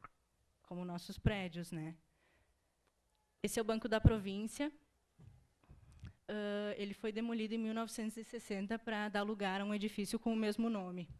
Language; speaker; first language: Portuguese; native; Portuguese